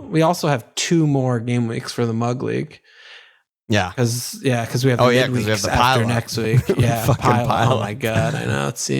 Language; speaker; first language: English; native; English